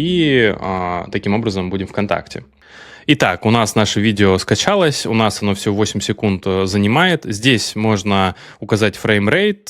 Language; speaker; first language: Russian; native; Russian